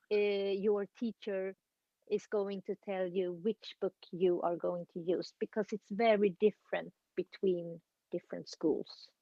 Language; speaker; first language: English; non-native, fluent; Swedish